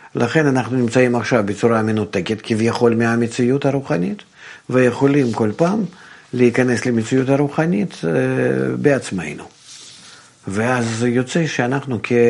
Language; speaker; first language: Hebrew; non-native, fluent; Russian